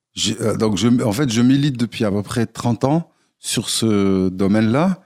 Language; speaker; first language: French; non-native, local second language; Arabic